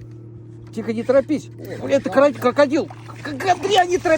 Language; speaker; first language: Russian; native; Russian